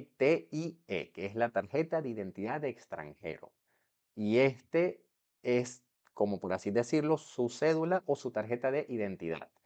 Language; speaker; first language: Spanish; native; Spanish